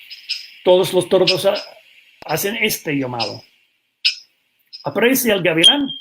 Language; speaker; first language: Spanish; non-native, fluent; English